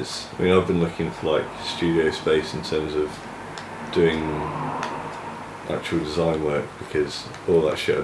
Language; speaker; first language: English; native; English